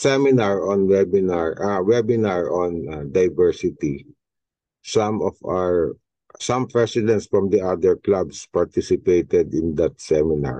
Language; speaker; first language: English; non-native, local second language; Filipino